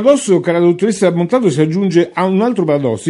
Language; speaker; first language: Italian; native; Italian